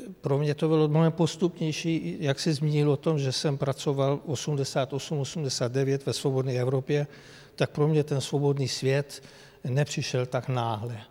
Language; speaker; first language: Czech; non-native, fluent; Hungarian